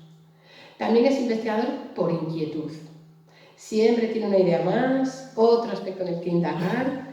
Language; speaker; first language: Spanish; native; Spanish